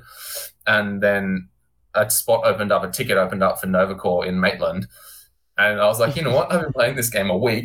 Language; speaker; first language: English; native; English